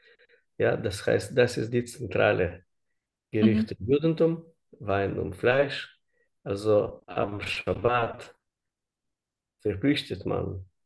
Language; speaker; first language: German; non-native, learner; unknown